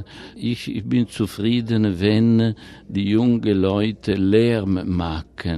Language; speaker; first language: German; non-native, fluent; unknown